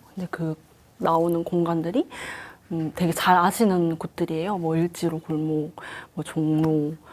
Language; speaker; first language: Korean; native; Korean